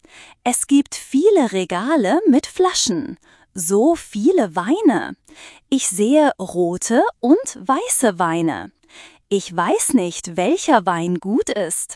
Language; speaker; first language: German; non-native, fluent; Turkish